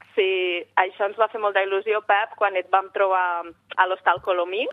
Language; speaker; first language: Catalan; native; Catalan